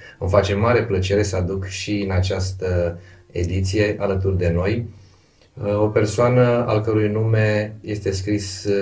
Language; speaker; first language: Romanian; native; Romanian